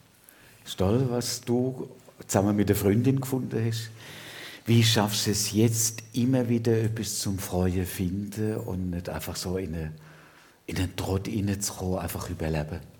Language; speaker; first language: German; native; German